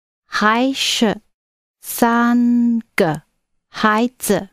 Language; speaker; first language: Chinese; non-native, learner; English